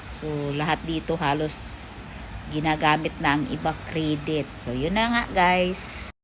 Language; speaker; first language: Filipino; non-native, local second language; Cebuano